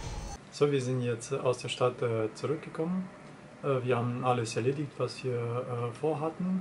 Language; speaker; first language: German; non-native, fluent; Russian